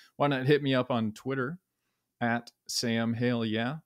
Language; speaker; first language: English; native; English